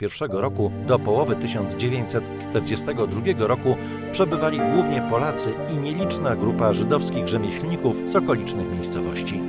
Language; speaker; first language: Polish; native; Polish